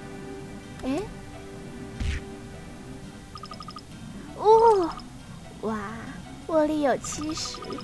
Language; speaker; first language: Chinese; native; Chinese